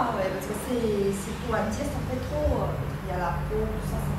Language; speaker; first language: French; non-native, learner; Vietnamese